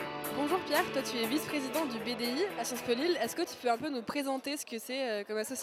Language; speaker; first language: French; native; French